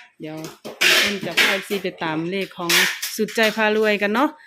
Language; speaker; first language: Thai; native; Thai